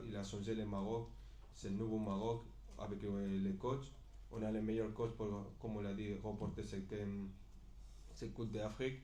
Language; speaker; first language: French; non-native, fluent; Spanish